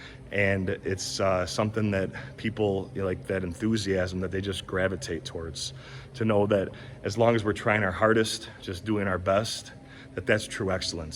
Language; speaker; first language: English; native; English